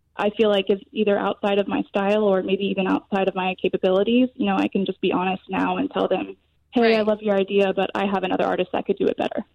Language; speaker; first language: English; native; English